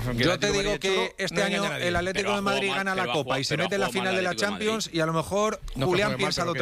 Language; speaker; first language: Spanish; native; Spanish